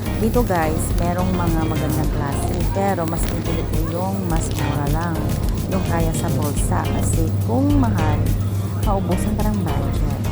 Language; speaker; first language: Filipino; non-native, local second language; Cebuano